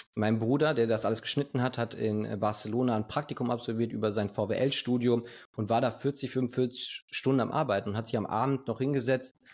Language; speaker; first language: German; early bilingual, other home language; Spanish